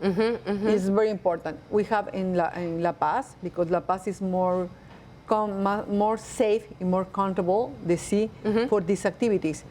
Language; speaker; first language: English; non-native, learner; Spanish